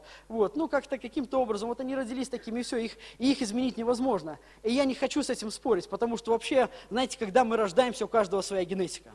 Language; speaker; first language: Russian; native; Russian